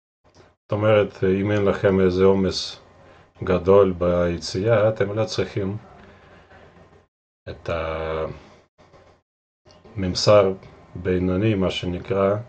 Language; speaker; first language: Hebrew; non-native, fluent; Russian